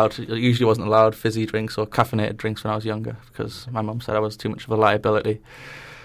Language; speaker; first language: English; native; English